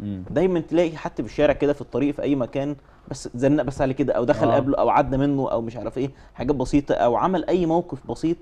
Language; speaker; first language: Arabic; native; Arabic